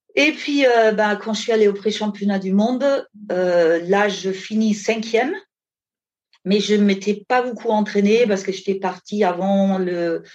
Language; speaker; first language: French; non-native, fluent; German